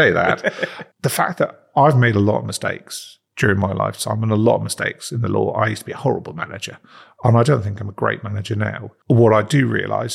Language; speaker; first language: English; native; English